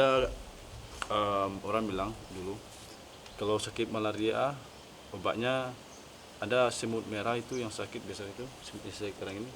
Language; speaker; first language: Indonesian; non-native, local second language; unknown